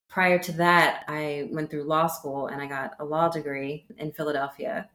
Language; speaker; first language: English; native; English